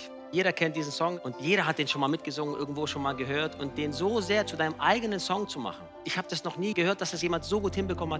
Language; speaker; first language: German; native; German